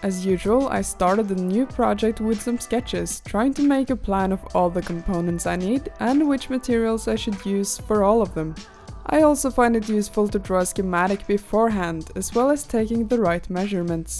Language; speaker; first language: English; non-native, fluent; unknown